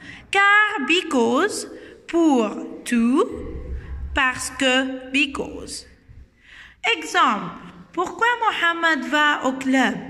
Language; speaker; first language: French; non-native, fluent; Arabic